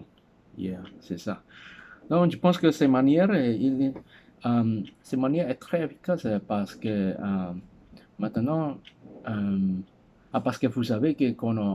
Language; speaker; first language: French; non-native, learner; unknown